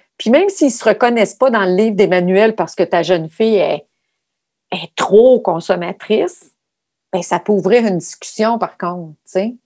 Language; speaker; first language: French; native; French